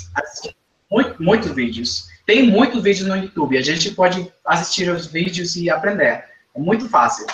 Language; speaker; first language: Portuguese; non-native, fluent; Spanish